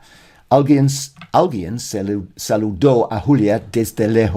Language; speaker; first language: Spanish; non-native, learner; English